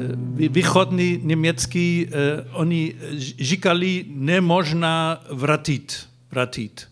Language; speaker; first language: Czech; non-native, learner; Dutch